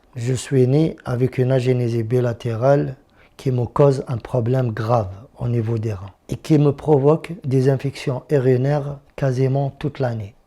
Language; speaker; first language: French; non-native, local second language; Arabic